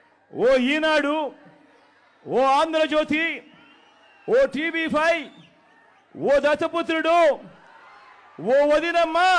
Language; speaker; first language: Telugu; native; Telugu